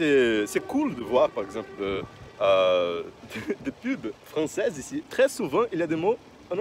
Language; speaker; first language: French; non-native, fluent; Portuguese